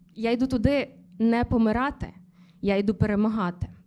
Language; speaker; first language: Ukrainian; native; Ukrainian